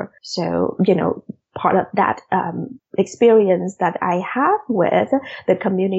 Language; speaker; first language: English; non-native, fluent; Vietnamese